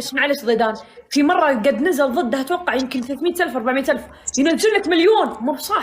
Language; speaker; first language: Arabic; native; Arabic